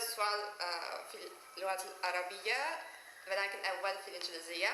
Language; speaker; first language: Arabic; non-native, learner; Turkish